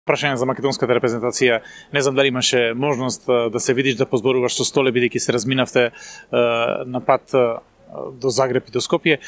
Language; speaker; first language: Macedonian; native; Macedonian